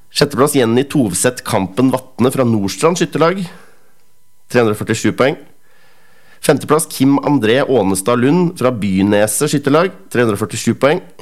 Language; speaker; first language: Norwegian; native; Norwegian